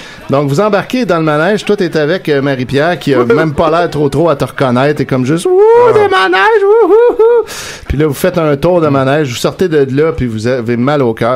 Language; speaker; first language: French; native; French